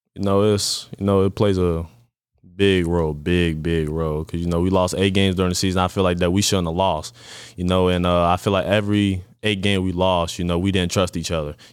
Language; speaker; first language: English; native; English